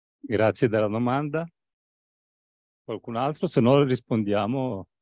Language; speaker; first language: Italian; native; Italian